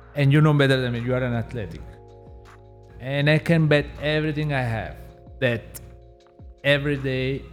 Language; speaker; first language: English; non-native, learner; Italian